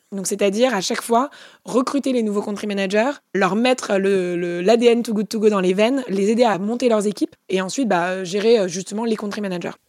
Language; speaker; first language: French; native; French